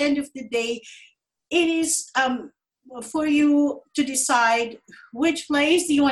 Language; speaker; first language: English; non-native, local second language; Filipino